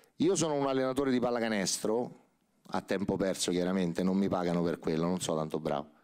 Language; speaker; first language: Italian; native; Italian